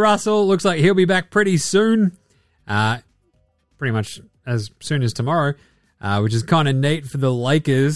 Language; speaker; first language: English; native; English